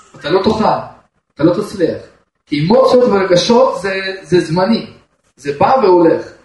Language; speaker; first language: Hebrew; non-native, fluent; Russian